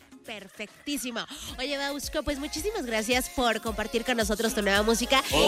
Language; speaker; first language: Spanish; native; Spanish